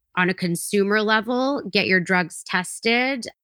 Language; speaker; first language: English; native; English